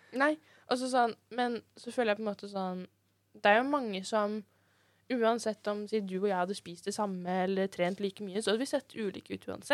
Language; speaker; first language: Norwegian; native; Norwegian